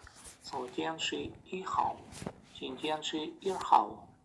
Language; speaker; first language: Chinese; non-native, learner; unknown